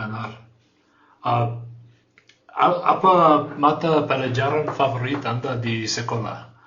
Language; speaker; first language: Indonesian; non-native, learner; English